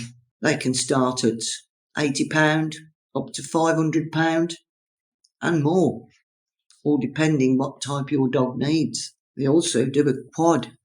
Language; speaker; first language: English; native; English